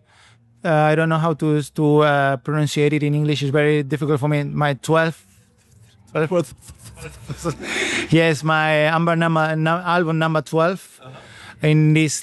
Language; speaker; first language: English; non-native, fluent; Spanish